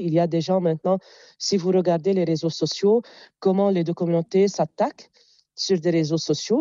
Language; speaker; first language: French; non-native, local second language; Arabic